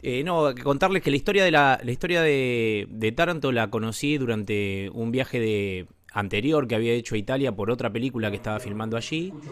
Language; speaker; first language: Spanish; native; Spanish